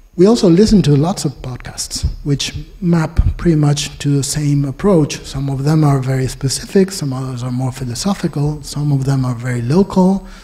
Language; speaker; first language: English; non-native, fluent; Spanish